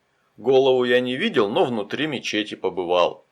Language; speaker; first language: Russian; native; Russian